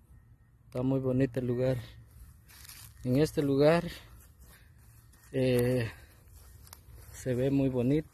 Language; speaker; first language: Spanish; non-native, local second language; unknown